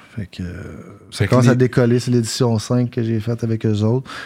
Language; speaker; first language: French; native; French